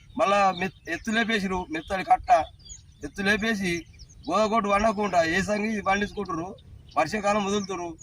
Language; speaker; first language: Telugu; native; Telugu